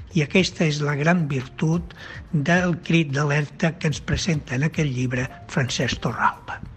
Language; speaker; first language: Catalan; native; Catalan